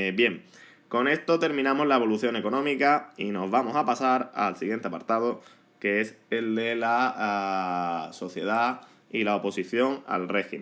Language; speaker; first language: Spanish; native; Spanish